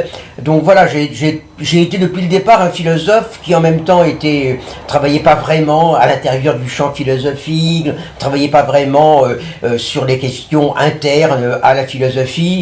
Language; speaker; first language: French; native; French